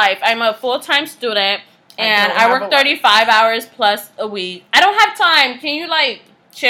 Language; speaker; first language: English; non-native, fluent; Haitian Creole